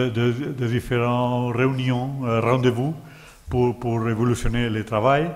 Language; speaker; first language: French; non-native, learner; Catalan